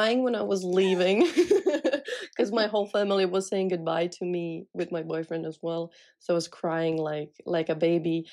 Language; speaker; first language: English; non-native, fluent; Czech